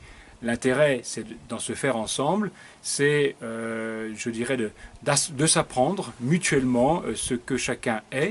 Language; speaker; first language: French; native; French